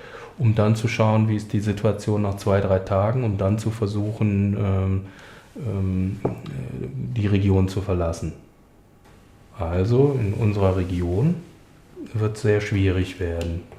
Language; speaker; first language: German; native; German